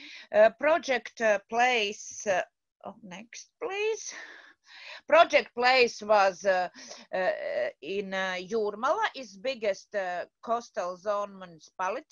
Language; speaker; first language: English; non-native, learner; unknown